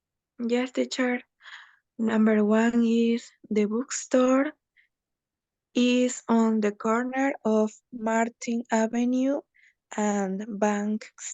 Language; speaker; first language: English; non-native, learner; Spanish